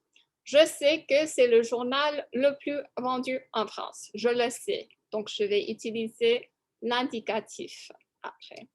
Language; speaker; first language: French; non-native, fluent; English